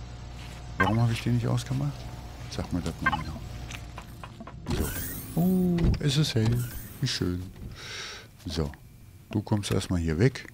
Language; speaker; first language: German; native; German